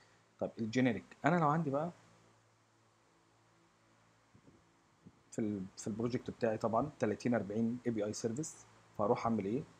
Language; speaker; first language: Arabic; native; Arabic